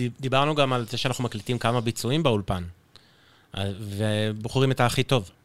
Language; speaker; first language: Hebrew; native; Hebrew